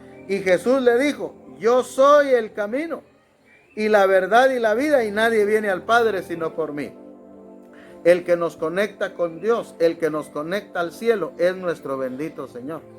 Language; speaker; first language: Spanish; native; Spanish